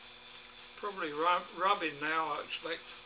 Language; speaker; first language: English; native; English